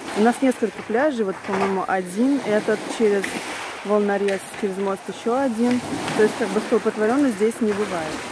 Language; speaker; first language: Russian; native; Russian